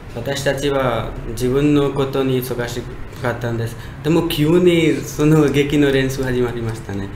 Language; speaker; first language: Japanese; non-native, learner; Hindi